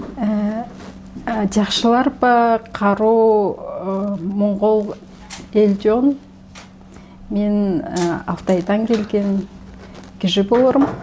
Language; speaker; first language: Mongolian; non-native, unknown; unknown